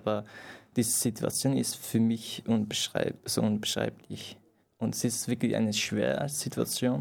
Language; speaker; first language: German; non-native, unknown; Persian